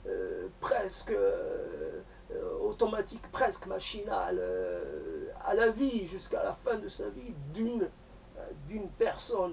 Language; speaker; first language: French; native; French